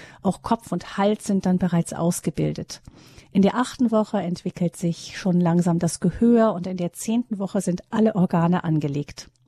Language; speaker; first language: German; native; German